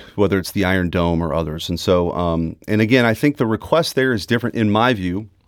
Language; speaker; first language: English; early bilingual, other home language; German